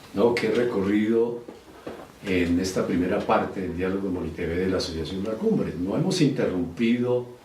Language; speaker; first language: Spanish; native; Spanish